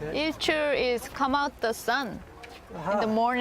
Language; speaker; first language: English; non-native, learner; Korean